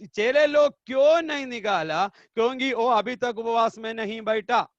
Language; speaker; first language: Hindi; non-native, local second language; Malayalam